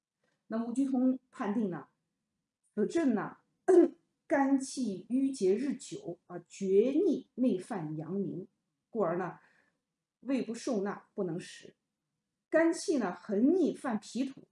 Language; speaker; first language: Chinese; native; Chinese